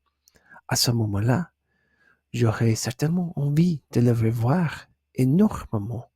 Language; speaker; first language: French; non-native, learner; English